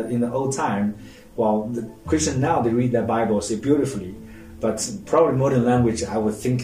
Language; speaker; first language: English; non-native, fluent; Chinese